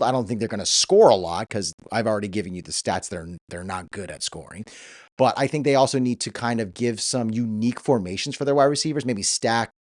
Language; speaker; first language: English; native; English